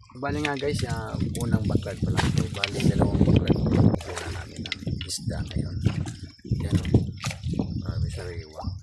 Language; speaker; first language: Filipino; non-native, local second language; Bikol